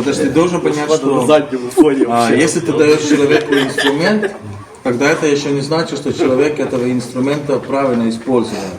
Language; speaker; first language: Russian; non-native, learner; Estonian